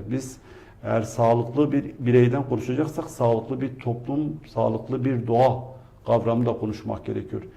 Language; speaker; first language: Turkish; non-native, local second language; Kurdish